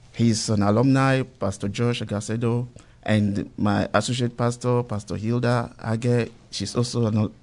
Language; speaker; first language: English; non-native, local second language; Igbo